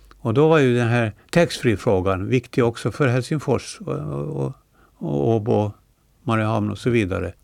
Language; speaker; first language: Swedish; native; Swedish